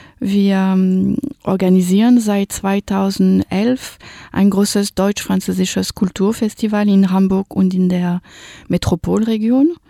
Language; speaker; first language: German; non-native, fluent; French